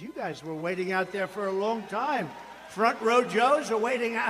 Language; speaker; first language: English; native; English